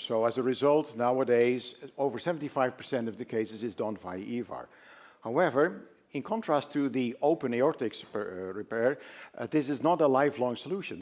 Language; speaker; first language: English; non-native, fluent; Dutch